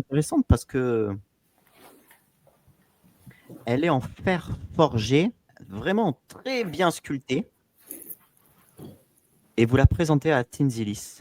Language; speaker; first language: French; native; French